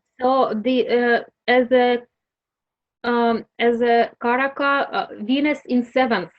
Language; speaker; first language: English; non-native, learner; Russian